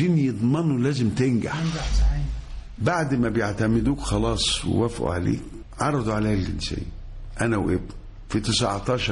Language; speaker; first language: Arabic; native; Arabic